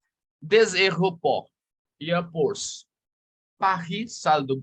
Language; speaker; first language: French; non-native, fluent; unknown